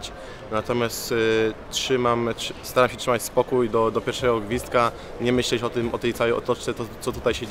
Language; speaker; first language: Polish; native; Polish